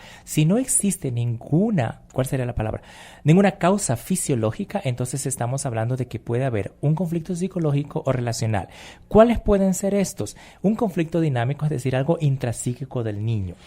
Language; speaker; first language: Spanish; native; Spanish